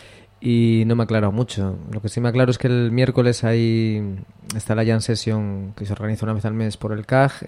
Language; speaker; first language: Spanish; native; Spanish